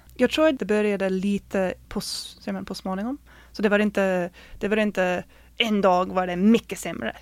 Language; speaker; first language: Swedish; non-native, fluent; English